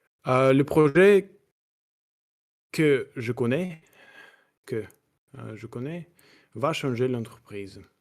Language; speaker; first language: French; non-native, learner; Russian